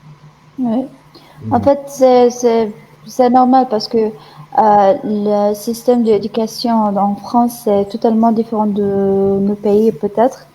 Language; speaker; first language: French; non-native, fluent; Arabic